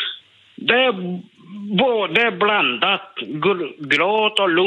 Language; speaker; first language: Swedish; non-native, learner; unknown